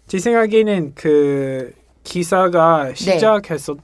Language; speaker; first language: Korean; non-native, learner; English